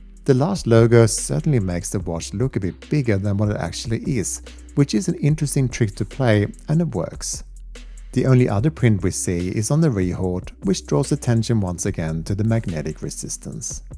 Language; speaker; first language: English; native; English